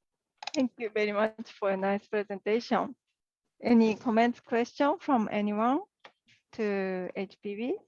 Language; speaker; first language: English; non-native, learner; Japanese